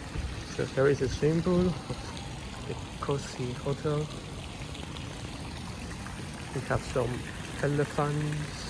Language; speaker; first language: English; non-native, learner; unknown